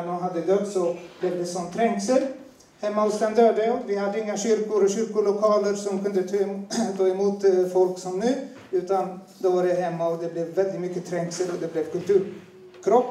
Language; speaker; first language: Swedish; non-native, fluent; Turoyo